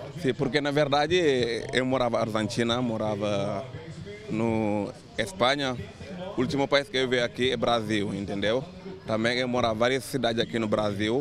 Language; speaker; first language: Portuguese; non-native, learner; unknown